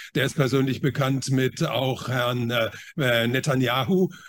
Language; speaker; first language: German; non-native, fluent; Chinese